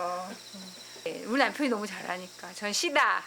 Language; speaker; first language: Korean; native; Korean